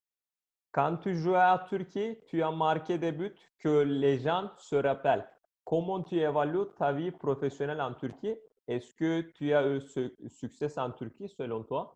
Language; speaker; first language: French; non-native, learner; Turkish